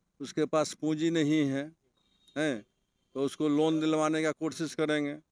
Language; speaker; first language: Hindi; native; Hindi